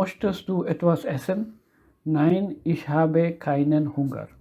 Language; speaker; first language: German; non-native, learner; Tamil